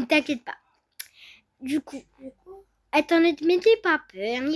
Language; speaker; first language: French; native; French